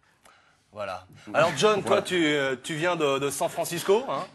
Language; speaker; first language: French; native; French